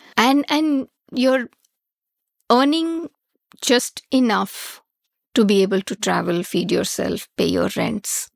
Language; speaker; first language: English; non-native, local second language; Hindi